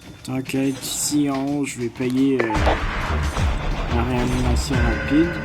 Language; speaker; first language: French; native; French